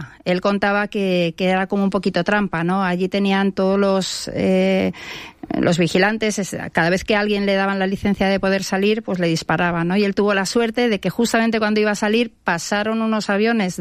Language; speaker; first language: Spanish; native; Spanish